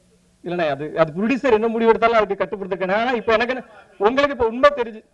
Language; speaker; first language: Tamil; native; Tamil